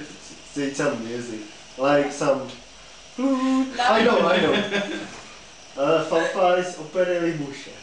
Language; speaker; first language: English; non-native, learner; Czech